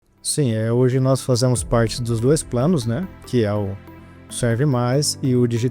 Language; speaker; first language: Portuguese; native; Portuguese